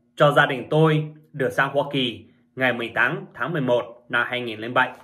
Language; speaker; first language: Vietnamese; native; Vietnamese